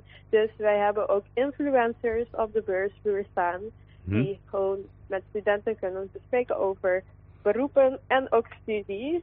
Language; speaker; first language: Dutch; non-native, local second language; Papiamento